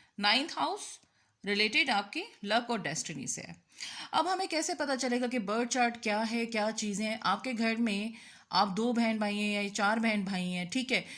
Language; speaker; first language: Urdu; native; Urdu